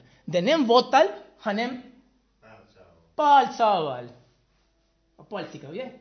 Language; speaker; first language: Hungarian; non-native, fluent; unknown